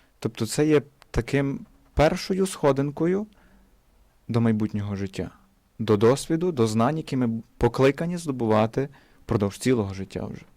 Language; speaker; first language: Ukrainian; native; Ukrainian